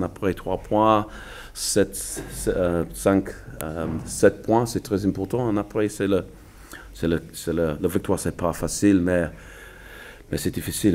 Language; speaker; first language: French; non-native, learner; English